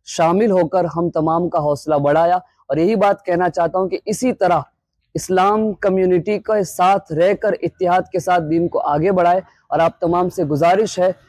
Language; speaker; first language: Urdu; non-native, local second language; Gujarati